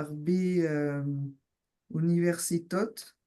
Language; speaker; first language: Hebrew; non-native, learner; French